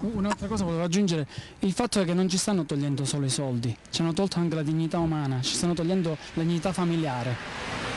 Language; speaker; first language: Italian; native; Italian